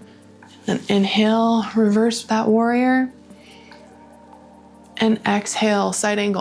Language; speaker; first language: English; native; English